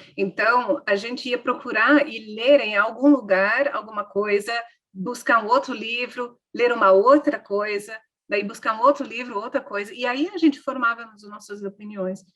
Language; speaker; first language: Portuguese; non-native, fluent; English